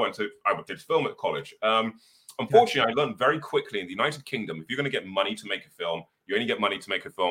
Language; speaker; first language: English; native; English